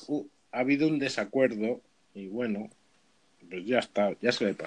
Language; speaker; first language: Spanish; native; Spanish